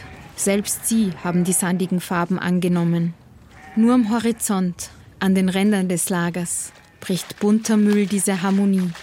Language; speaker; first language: German; native; German